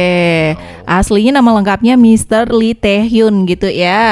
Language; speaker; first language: Indonesian; native; Indonesian